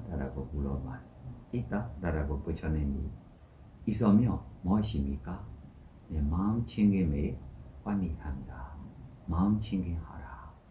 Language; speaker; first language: Korean; non-native, learner; Burmese